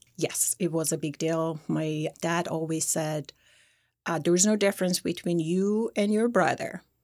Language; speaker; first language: English; non-native, fluent; Persian